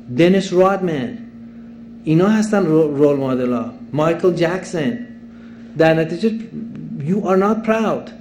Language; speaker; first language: Persian; native; Persian